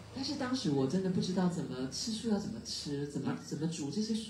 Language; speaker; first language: Chinese; native; Chinese